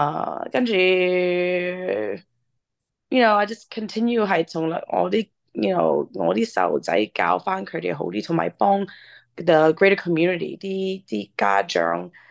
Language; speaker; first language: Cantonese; early bilingual, heritage; English